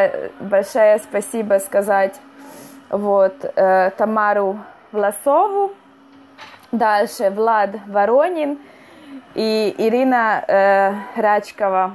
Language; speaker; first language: Russian; non-native, fluent; Hungarian